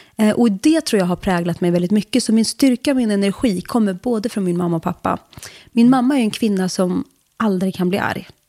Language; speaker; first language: Swedish; early bilingual, other home language; Kurdish